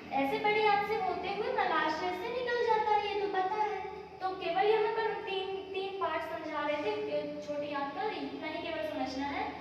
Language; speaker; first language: Hindi; native; Hindi